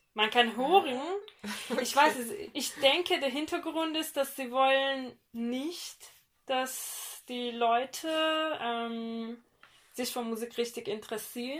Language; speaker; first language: German; non-native, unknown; Persian